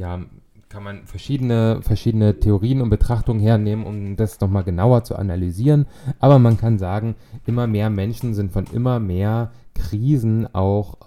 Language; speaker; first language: German; native; German